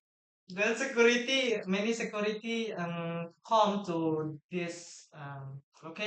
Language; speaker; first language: English; non-native, learner; Indonesian